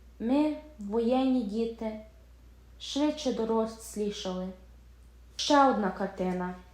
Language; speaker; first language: Ukrainian; early bilingual, heritage; Ukrainian